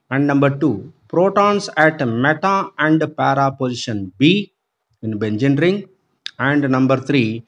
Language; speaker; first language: English; non-native, local second language; Telugu